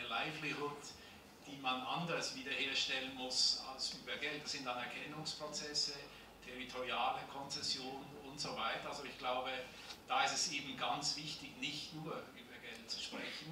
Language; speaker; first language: German; native; German